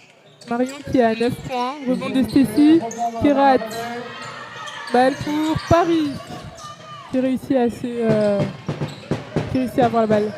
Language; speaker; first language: French; native; French